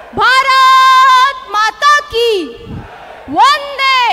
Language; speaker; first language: Hindi; non-native, local second language; Marathi